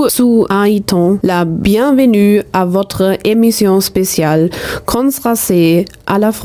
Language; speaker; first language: French; non-native, learner; German